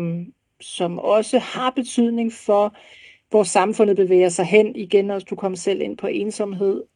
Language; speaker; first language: Danish; native; Danish